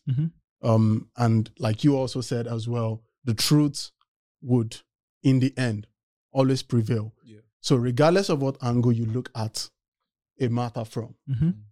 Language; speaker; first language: English; non-native, local second language; Yoruba